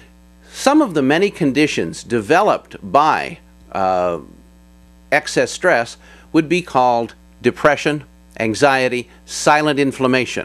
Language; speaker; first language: English; native; English